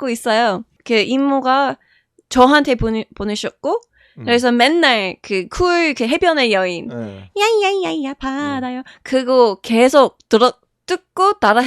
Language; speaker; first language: Korean; non-native, fluent; English